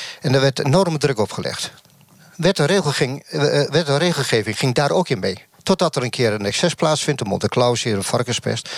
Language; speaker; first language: Dutch; native; Dutch